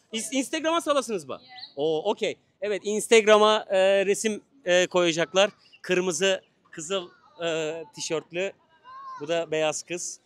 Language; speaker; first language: Turkish; native; Turkish